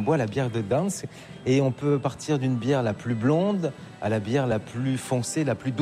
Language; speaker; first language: French; native; French